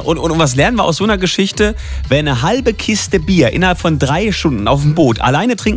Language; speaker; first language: German; native; German